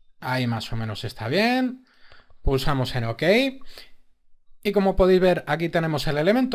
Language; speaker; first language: Spanish; native; Spanish